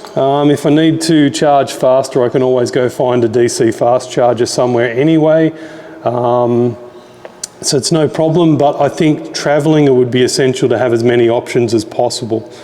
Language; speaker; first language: English; native; English